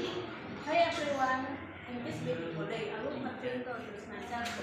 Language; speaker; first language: English; non-native, learner; Indonesian